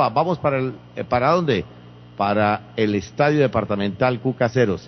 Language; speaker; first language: Spanish; native; Spanish